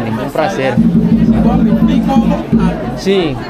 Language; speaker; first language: Portuguese; non-native, learner; Indonesian